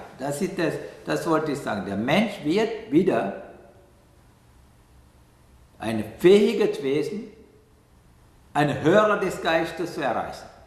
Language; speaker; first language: German; non-native, learner; Sinhala